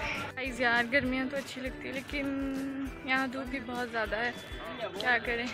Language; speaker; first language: Hindi; native; Hindi